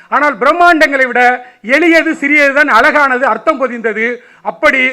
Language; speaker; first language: Tamil; native; Tamil